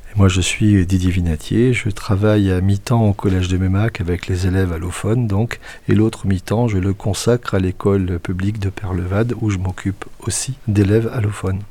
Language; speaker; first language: French; native; French